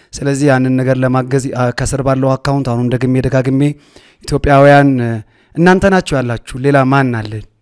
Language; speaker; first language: Amharic; native; Amharic